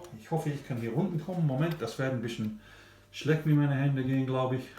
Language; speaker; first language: German; non-native, learner; English